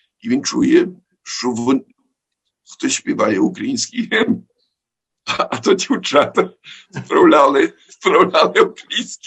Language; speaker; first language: Ukrainian; early bilingual, heritage; Ukrainian